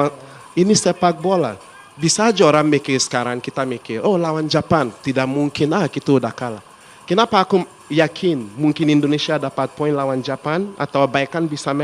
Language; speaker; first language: Indonesian; non-native, fluent; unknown